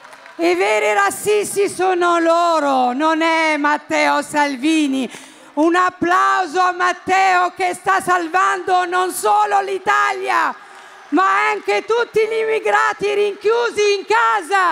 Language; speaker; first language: Italian; non-native, fluent; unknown